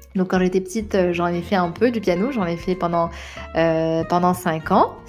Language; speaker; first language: French; non-native, local second language; Arabic